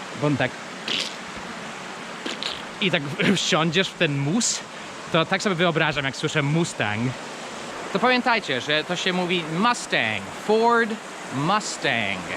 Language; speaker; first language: Polish; non-native, fluent; English